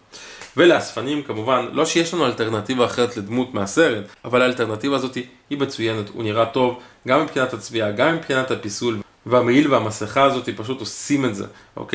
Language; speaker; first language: Hebrew; native; Hebrew